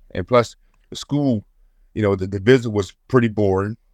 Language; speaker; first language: English; native; English